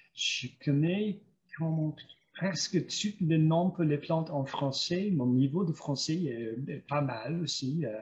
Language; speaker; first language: French; non-native, fluent; English